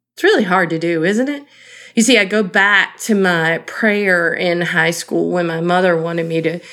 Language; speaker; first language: English; native; English